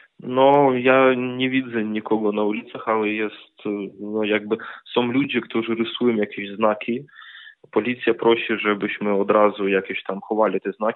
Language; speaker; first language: Polish; non-native, fluent; Ukrainian